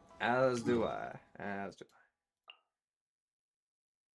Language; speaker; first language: English; native; English